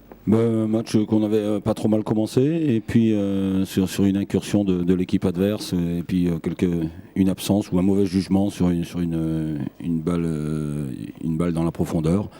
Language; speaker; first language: French; native; French